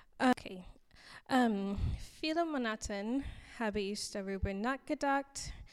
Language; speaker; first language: German; non-native, learner; English